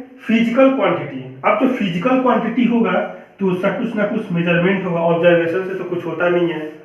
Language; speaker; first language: Hindi; native; Hindi